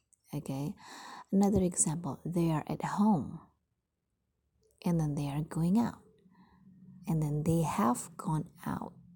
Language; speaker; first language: English; non-native, fluent; Indonesian